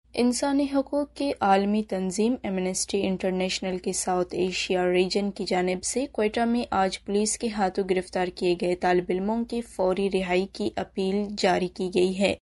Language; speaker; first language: Urdu; non-native, local second language; Baluchi